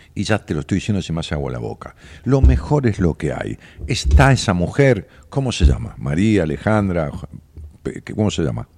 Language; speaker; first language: Spanish; native; Spanish